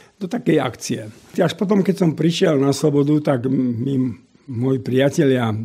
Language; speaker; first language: Slovak; native; Slovak